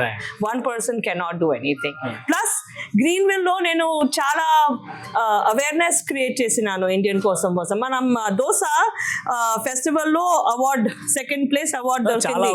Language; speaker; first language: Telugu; non-native, local second language; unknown